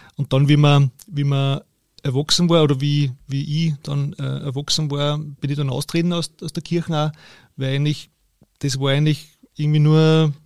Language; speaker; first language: German; native; German